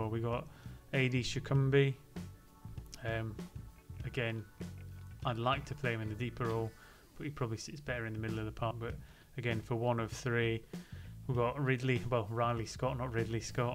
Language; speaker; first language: English; native; English